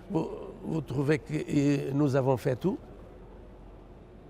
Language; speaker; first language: French; non-native, fluent; Portuguese